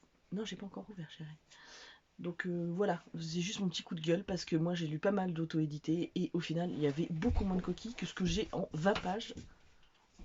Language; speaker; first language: French; native; French